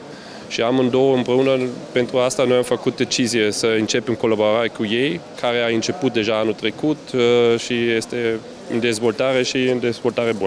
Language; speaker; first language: Romanian; non-native, fluent; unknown